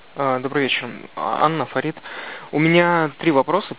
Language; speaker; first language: Russian; native; Russian